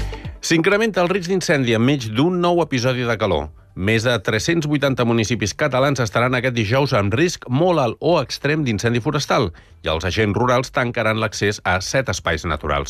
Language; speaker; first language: Catalan; native; Catalan